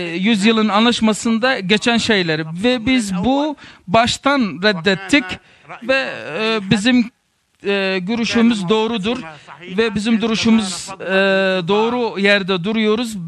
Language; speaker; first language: Turkish; non-native, fluent; Arabic